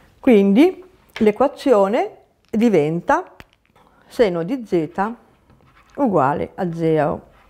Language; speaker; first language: Italian; native; Italian